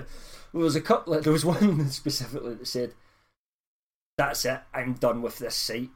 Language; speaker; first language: English; native; English